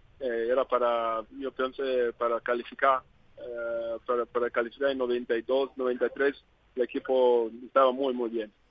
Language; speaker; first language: Spanish; non-native, learner; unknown